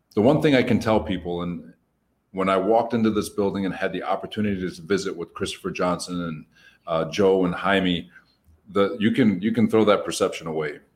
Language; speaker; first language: English; native; English